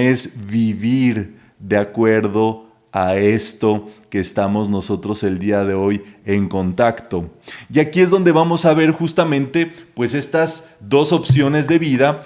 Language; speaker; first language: Spanish; native; Spanish